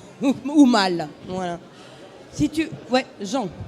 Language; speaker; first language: French; native; French